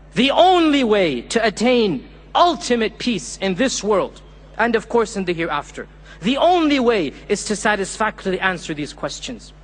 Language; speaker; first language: English; early bilingual, other home language; Urdu